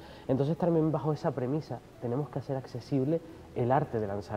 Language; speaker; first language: Spanish; native; Spanish